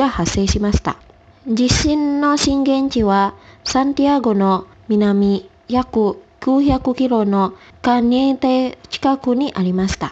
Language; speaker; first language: Japanese; non-native, fluent; Indonesian